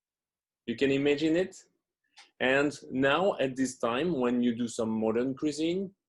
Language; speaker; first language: English; non-native, fluent; French